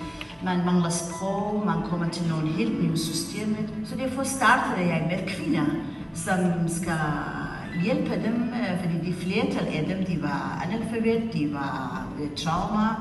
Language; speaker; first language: Danish; non-native, learner; Central Kurdish